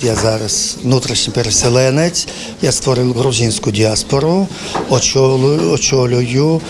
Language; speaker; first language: Ukrainian; non-native, fluent; Georgian